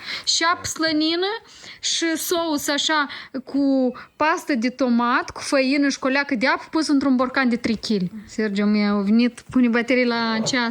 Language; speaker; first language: Romanian; native; Romanian